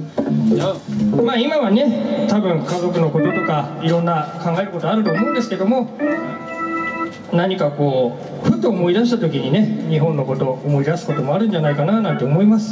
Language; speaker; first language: Japanese; native; Japanese